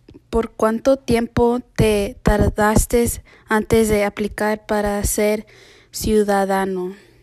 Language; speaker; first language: Spanish; early bilingual, heritage; Spanish